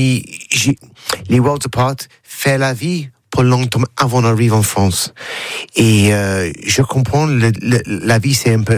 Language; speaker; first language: French; non-native, learner; English